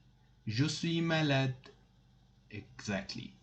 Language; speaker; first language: French; non-native, fluent; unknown